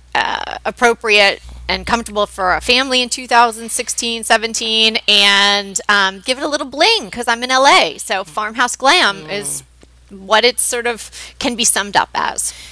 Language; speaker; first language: English; native; English